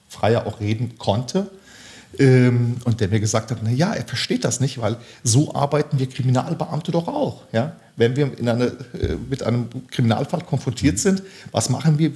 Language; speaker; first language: German; early bilingual, other home language; Turkish